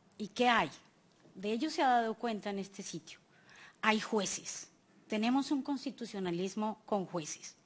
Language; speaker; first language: Spanish; native; Spanish